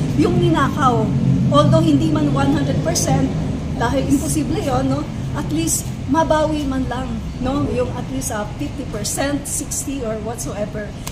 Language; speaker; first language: Filipino; non-native, local second language; Cebuano